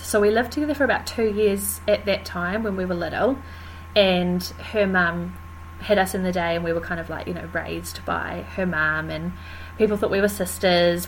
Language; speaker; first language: English; native; English